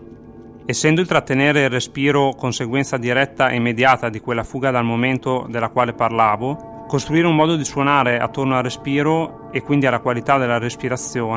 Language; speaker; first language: Italian; native; Italian